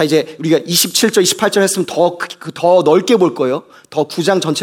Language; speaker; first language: Korean; native; Korean